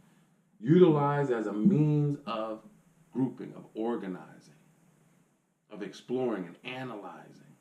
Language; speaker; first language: English; native; English